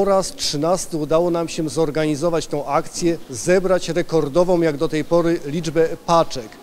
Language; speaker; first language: Polish; native; Polish